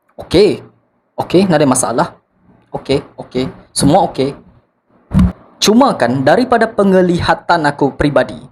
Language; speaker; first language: Malay; non-native, local second language; Iban